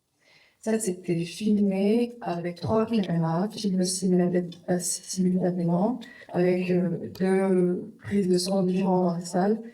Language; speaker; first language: French; non-native, fluent; Vietnamese